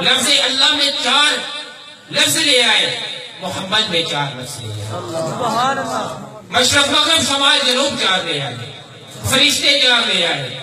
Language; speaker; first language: Urdu; non-native, fluent; Arabic